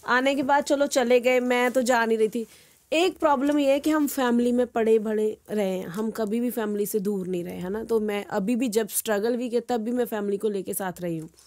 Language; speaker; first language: Hindi; non-native, local second language; Punjabi